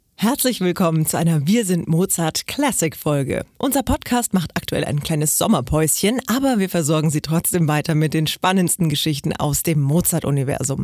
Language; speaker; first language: German; native; German